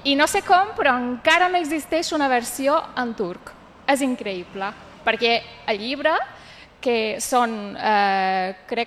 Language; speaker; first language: Catalan; non-native, fluent; Turkish